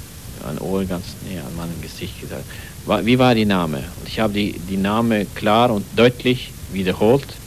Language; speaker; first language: German; non-native, fluent; Norwegian